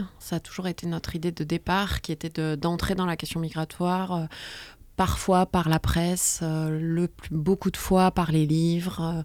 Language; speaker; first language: French; native; French